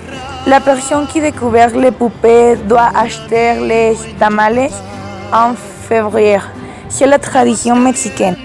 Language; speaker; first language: French; non-native, learner; Spanish